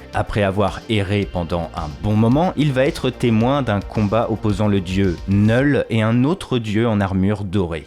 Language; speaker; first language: French; native; French